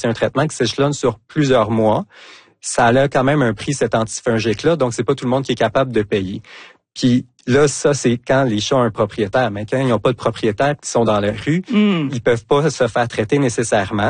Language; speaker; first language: French; native; French